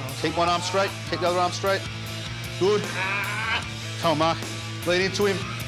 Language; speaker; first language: English; native; English